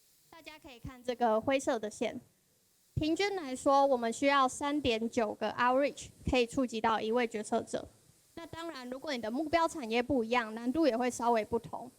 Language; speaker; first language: Chinese; native; Chinese